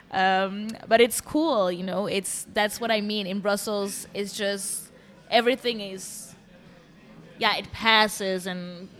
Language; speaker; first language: English; non-native, fluent; Dutch